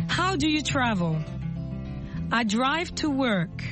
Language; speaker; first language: English; non-native, fluent; French